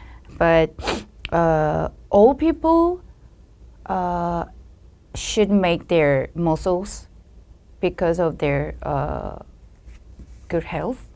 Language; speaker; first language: English; non-native, learner; Korean